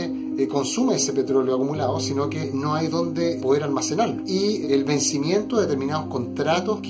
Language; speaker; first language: Spanish; native; Spanish